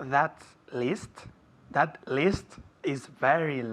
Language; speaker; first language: English; non-native, learner; Spanish